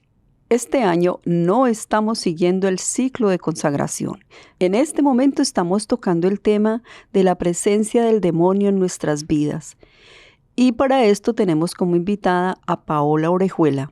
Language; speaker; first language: Spanish; native; Spanish